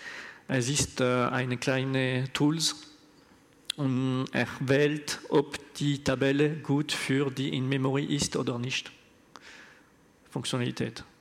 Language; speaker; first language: German; non-native, learner; French